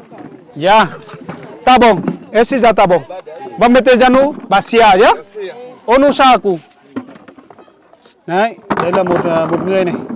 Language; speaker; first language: Portuguese; non-native, learner; Vietnamese